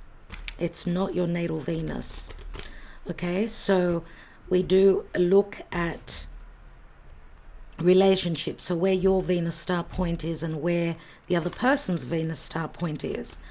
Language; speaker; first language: English; native; English